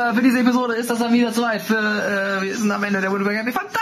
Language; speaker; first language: German; native; German